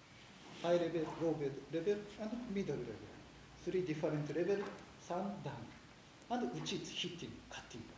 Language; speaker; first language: English; non-native, learner; Japanese